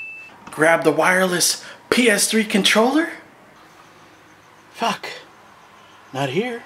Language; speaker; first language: English; native; English